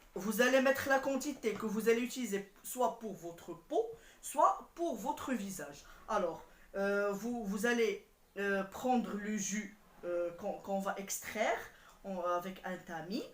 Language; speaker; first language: French; non-native, local second language; Arabic